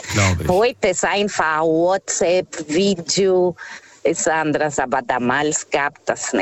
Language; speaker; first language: German; non-native, fluent; Portuguese